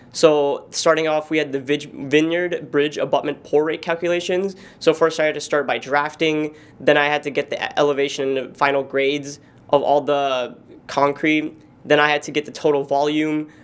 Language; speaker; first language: English; native; English